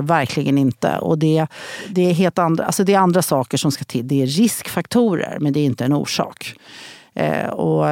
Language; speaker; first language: Swedish; native; Swedish